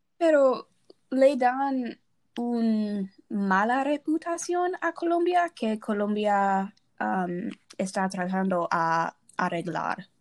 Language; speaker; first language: Spanish; non-native, learner; English